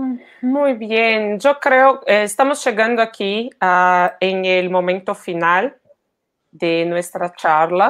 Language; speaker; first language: Spanish; non-native, fluent; Portuguese